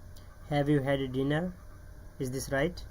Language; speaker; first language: English; non-native, learner; Bangla